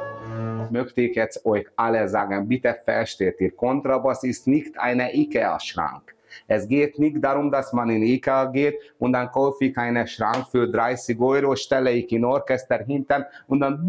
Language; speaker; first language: German; non-native, fluent; Hungarian